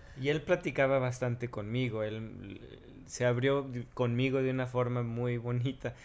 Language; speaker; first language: Spanish; native; Spanish